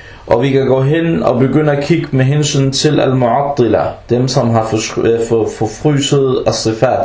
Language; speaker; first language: Danish; early bilingual, other home language; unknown